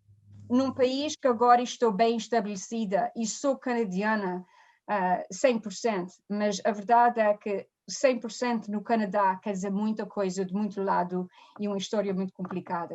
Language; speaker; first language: Portuguese; early bilingual, heritage; Portuguese